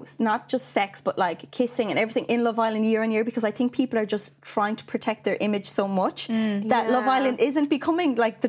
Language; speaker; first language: English; native; English